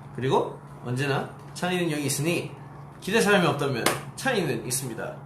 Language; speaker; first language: Korean; early bilingual, heritage; Korean